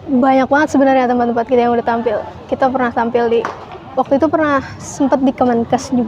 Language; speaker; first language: Indonesian; native; Indonesian